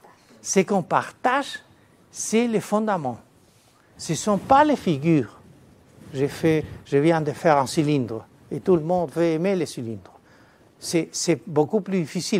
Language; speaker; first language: French; non-native, fluent; Spanish